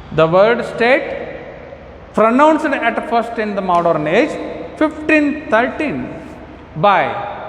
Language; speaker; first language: English; non-native, local second language; Kannada